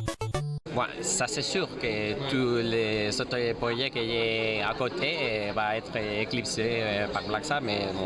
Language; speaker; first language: French; non-native, fluent; Spanish